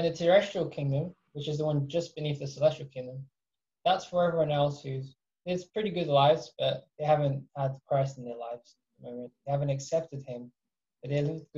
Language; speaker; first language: English; early bilingual, other home language; Portuguese